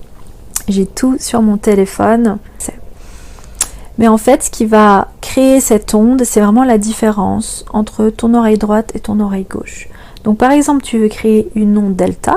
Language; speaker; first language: French; native; French